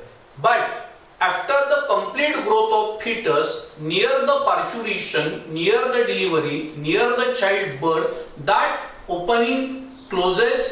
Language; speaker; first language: English; non-native, local second language; Marathi